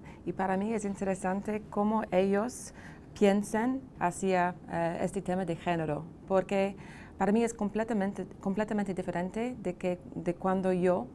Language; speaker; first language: Spanish; non-native, fluent; English